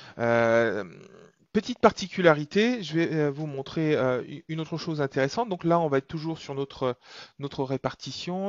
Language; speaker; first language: French; native; French